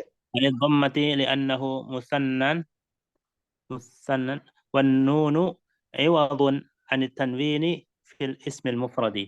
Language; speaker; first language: Arabic; non-native, learner; Indonesian